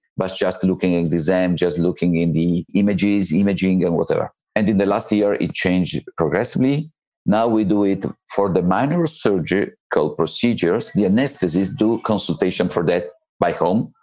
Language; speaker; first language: English; non-native, fluent; Italian